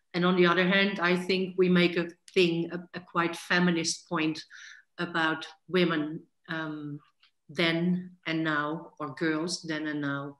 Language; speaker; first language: English; non-native, fluent; Dutch